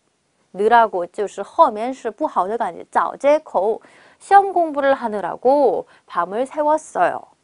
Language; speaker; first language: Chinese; non-native, fluent; Korean